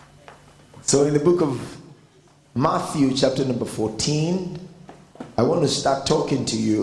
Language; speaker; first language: English; non-native, local second language; Akan